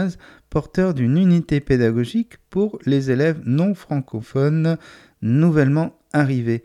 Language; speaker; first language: French; native; French